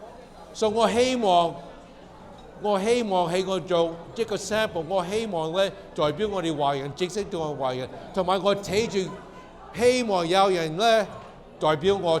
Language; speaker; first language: Cantonese; early bilingual, heritage; Cantonese